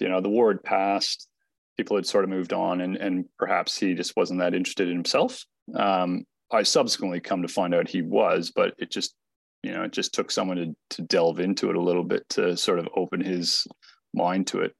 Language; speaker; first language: English; native; English